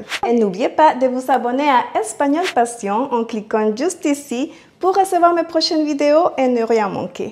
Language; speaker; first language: French; non-native, fluent; Spanish